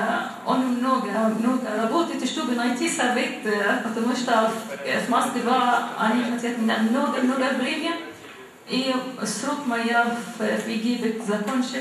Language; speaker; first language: Russian; non-native, learner; Arabic